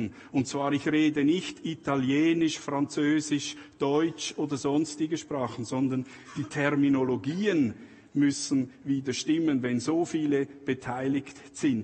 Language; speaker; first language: German; native; German